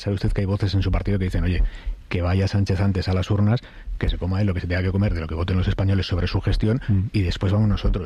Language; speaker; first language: Spanish; native; Spanish